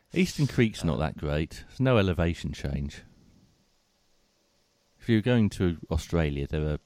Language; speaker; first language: English; native; English